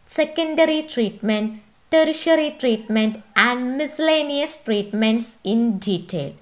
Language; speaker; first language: English; non-native, local second language; Malayalam